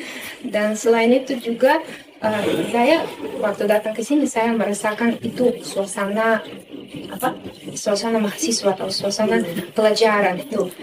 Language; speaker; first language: Indonesian; non-native, fluent; Russian